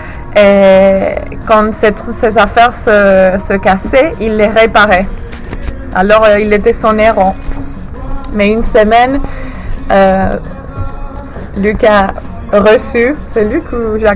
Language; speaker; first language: French; non-native, learner; English